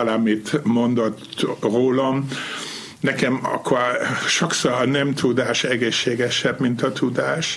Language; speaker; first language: Hungarian; non-native, fluent; German